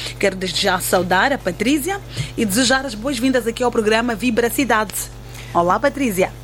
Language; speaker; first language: Portuguese; native; Portuguese